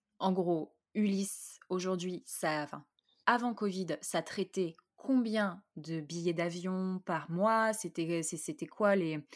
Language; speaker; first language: French; native; French